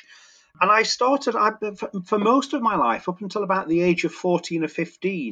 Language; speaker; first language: English; native; English